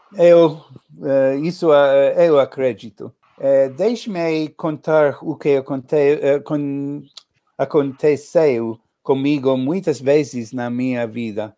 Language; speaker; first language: Portuguese; non-native, learner; English